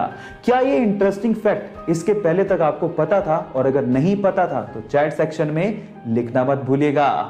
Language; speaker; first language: Hindi; native; Hindi